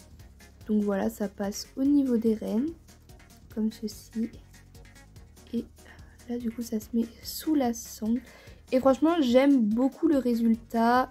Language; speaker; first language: French; native; French